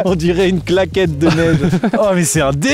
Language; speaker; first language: French; native; French